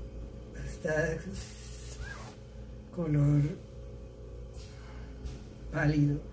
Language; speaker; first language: Spanish; early bilingual, heritage; Spanish